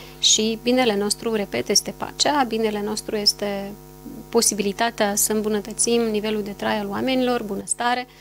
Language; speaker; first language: Romanian; native; Romanian